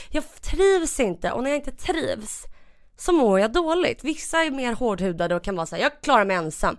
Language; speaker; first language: Swedish; early bilingual, other home language; Russian